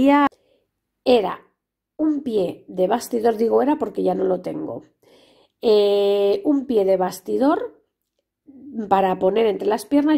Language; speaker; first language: Spanish; native; Spanish